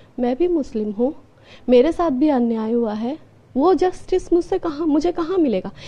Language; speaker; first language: Hindi; non-native, local second language; Bangla